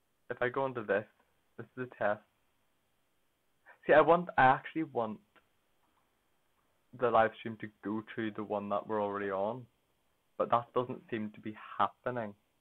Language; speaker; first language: English; native; English